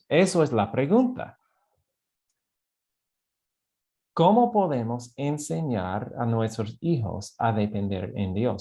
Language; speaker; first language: Spanish; non-native, fluent; English